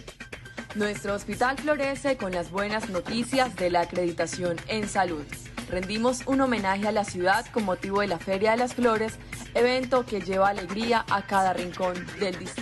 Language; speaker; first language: Spanish; native; Spanish